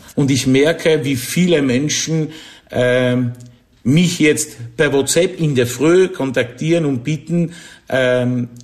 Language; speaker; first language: German; non-native, fluent; Polish